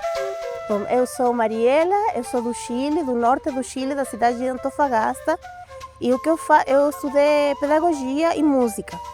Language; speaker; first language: Portuguese; non-native, fluent; Spanish